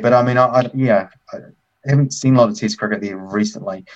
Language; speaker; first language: English; native; English